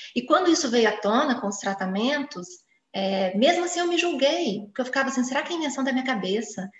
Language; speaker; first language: Portuguese; native; Portuguese